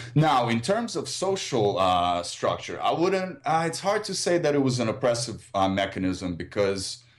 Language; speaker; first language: English; early bilingual, other home language; Russian